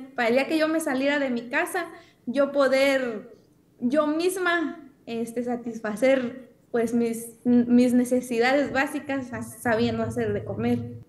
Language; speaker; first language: Spanish; native; Spanish